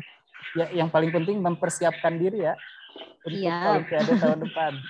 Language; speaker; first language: Indonesian; native; Indonesian